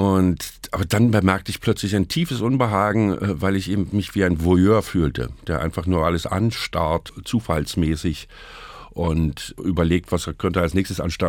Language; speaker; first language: German; native; German